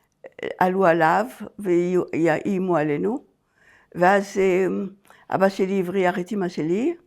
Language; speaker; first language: Hebrew; non-native, fluent; French